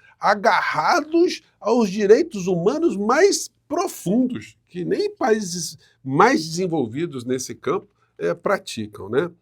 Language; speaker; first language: Portuguese; native; Portuguese